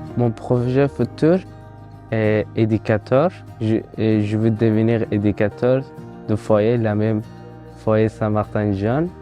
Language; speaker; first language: French; non-native, learner; Persian